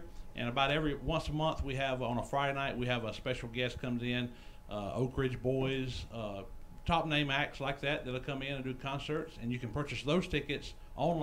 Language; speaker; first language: English; native; English